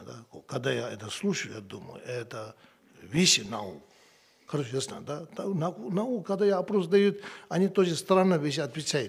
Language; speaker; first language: Russian; non-native, learner; Tibetan